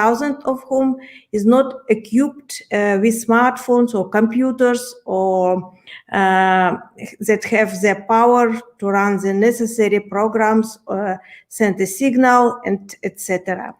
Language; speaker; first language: English; non-native, learner; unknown